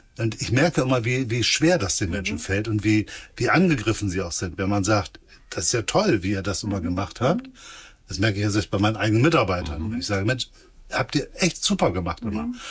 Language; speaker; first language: German; native; German